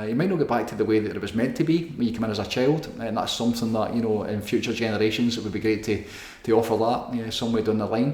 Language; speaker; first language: English; native; English